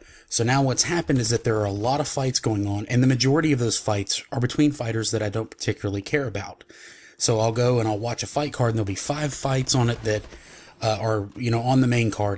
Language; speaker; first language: English; native; English